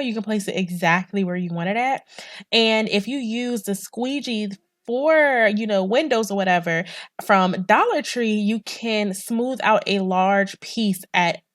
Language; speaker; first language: English; native; English